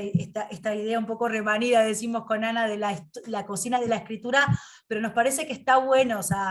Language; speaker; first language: Spanish; native; Spanish